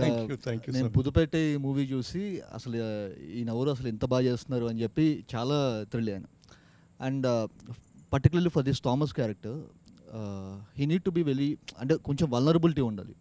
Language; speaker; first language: Telugu; native; Telugu